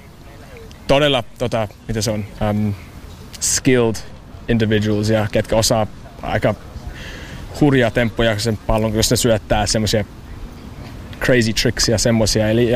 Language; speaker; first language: Finnish; non-native, learner; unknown